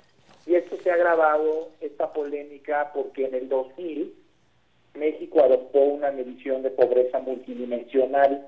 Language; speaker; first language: Spanish; native; Spanish